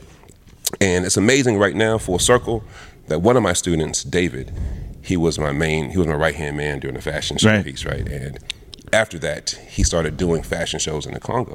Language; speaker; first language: English; early bilingual, other home language; Lingala